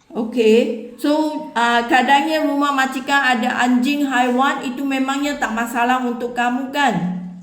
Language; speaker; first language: Indonesian; non-native, learner; Filipino